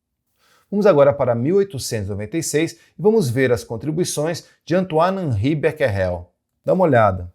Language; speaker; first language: Portuguese; native; Portuguese